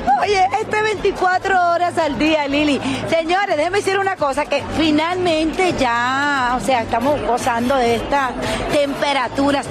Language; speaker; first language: Spanish; native; Spanish